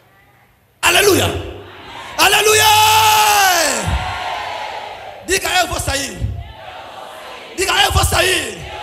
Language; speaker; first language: Portuguese; non-native, learner; Lingala